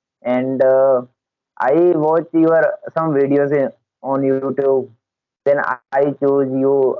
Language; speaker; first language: English; non-native, learner; Hindi